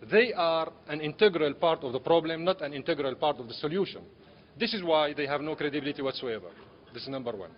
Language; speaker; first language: English; non-native, fluent; Arabic